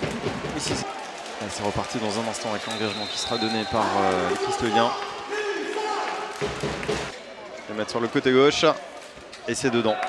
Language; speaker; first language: French; native; French